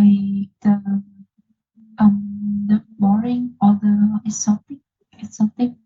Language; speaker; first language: English; non-native, learner; Vietnamese